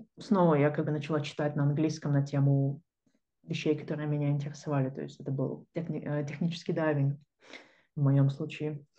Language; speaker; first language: Russian; native; Russian